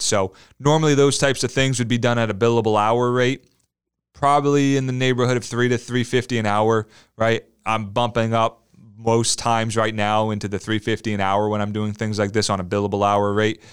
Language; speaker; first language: English; native; English